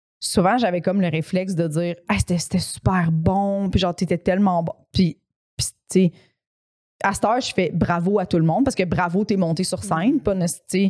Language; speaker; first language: French; native; French